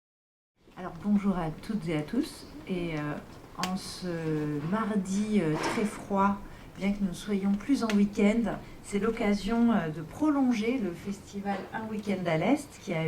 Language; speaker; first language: French; native; French